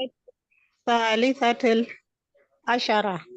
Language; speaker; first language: Arabic; non-native, learner; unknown